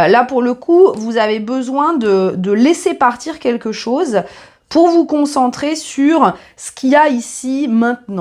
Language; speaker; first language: French; native; French